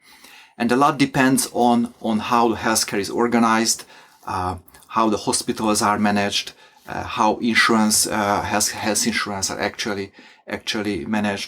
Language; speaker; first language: English; non-native, fluent; Hungarian